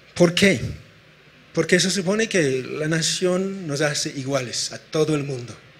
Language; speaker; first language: Spanish; non-native, fluent; English